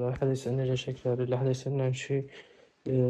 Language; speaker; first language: Arabic; native; Arabic